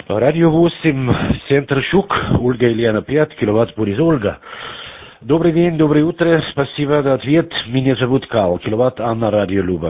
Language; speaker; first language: Russian; non-native, learner; German